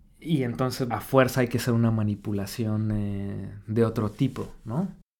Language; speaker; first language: Spanish; native; Spanish